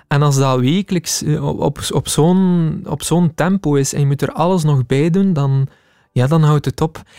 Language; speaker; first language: Dutch; native; Dutch